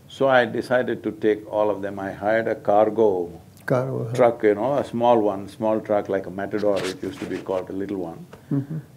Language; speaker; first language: English; non-native, local second language; Kannada